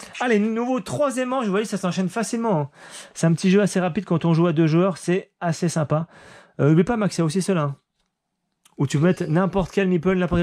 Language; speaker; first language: French; native; French